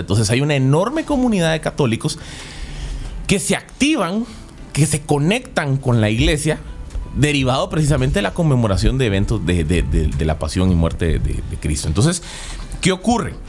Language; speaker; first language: Spanish; native; Spanish